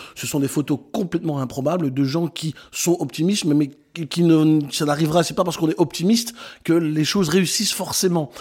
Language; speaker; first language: French; native; French